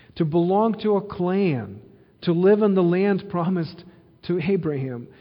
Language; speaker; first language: English; early bilingual, other home language; Ukrainian